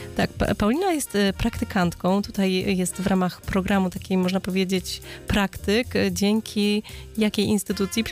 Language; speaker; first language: Polish; native; Polish